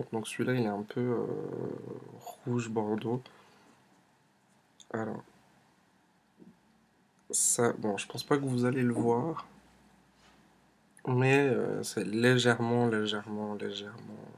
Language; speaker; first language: French; native; French